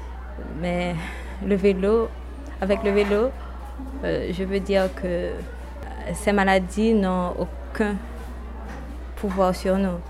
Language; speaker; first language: French; non-native, local second language; Haitian Creole